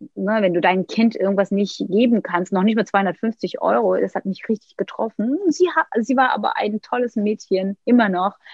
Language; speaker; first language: German; non-native, fluent; Turkish